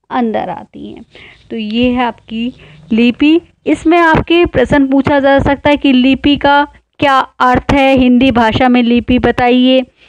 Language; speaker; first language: Hindi; native; Hindi